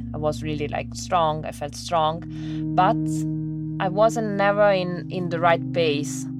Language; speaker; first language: English; non-native, fluent; Italian